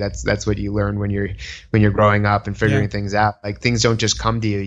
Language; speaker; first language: English; native; English